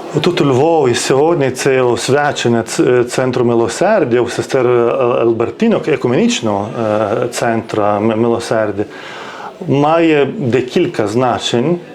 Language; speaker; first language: Ukrainian; non-native, fluent; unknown